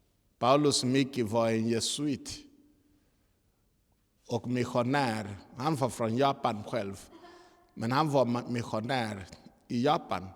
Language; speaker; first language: Swedish; non-native, fluent; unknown